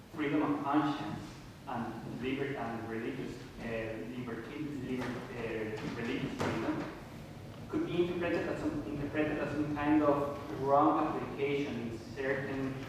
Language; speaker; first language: English; non-native, fluent; Italian